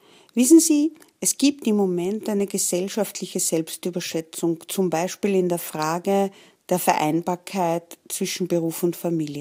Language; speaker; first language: German; native; German